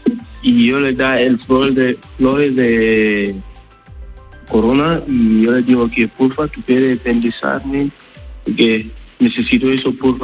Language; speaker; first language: Spanish; non-native, learner; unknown